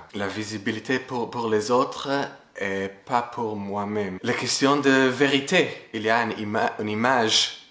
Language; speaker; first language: French; non-native, fluent; English